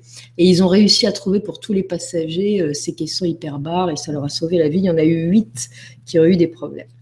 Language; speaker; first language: French; native; French